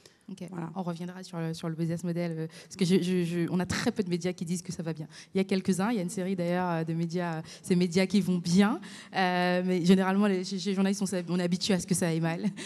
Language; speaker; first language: French; native; French